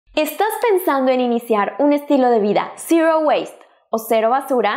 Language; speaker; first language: Spanish; native; Spanish